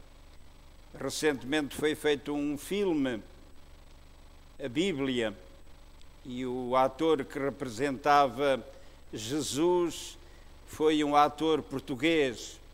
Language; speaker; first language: Portuguese; native; Portuguese